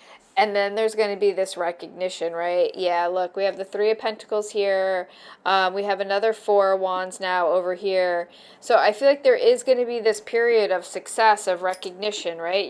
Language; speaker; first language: English; native; English